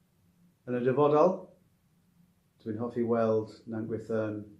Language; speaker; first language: Welsh; non-native, learner; English